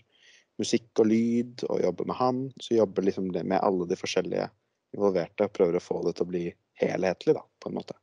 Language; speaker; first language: Norwegian; native; Norwegian